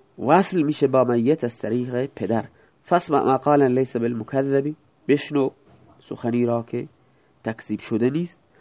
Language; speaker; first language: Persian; non-native, local second language; Baluchi